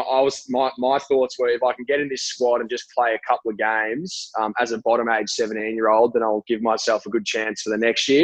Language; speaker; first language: English; native; English